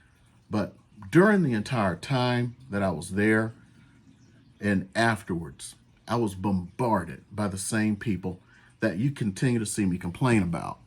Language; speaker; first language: English; native; English